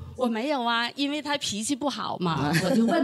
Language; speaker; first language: Chinese; native; Chinese